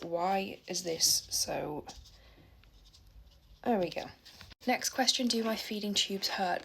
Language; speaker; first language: English; native; English